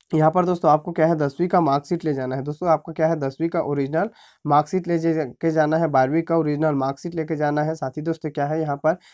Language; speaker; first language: Hindi; native; Hindi